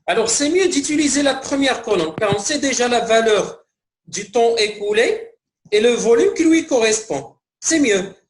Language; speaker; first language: French; non-native, local second language; Arabic